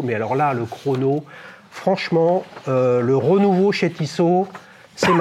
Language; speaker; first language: French; native; French